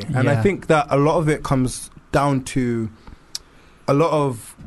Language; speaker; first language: English; native; English